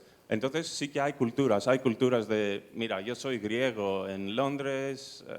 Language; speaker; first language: Spanish; non-native, fluent; Greek